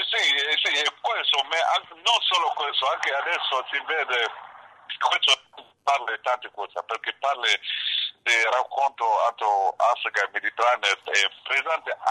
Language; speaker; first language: Italian; non-native, learner; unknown